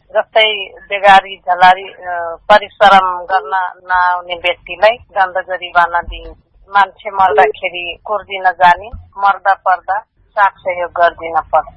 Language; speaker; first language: Nepali; non-native, local second language; Dangaura Tharu